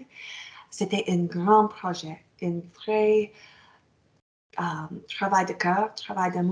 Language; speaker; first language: French; non-native, fluent; English